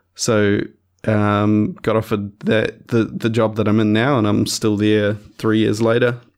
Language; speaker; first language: English; native; English